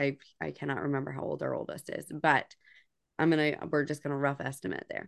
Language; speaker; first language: English; native; English